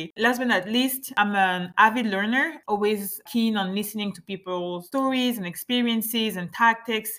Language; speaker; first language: English; non-native, fluent; French